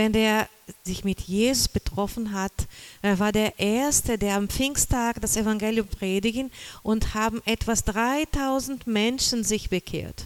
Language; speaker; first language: German; non-native, fluent; Portuguese